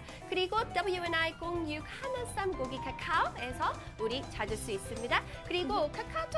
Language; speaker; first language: Korean; non-native, fluent; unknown